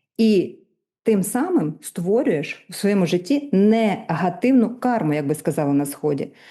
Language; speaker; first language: Ukrainian; non-native, local second language; Russian